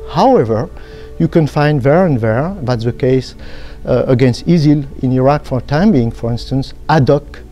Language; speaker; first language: English; non-native, fluent; French